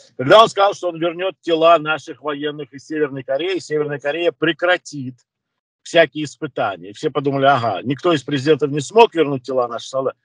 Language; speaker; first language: Russian; early bilingual, other home language; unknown